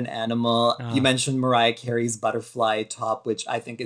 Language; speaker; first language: English; native; English